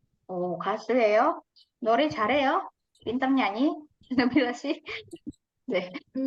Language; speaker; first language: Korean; non-native, fluent; Indonesian